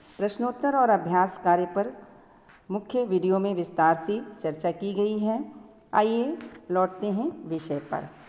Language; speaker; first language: Hindi; native; Hindi